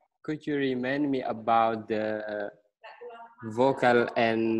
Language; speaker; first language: English; non-native, learner; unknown